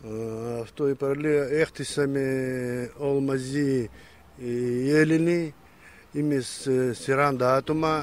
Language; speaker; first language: Greek; early bilingual, heritage; Greek